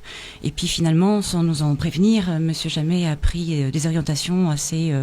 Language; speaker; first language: French; native; French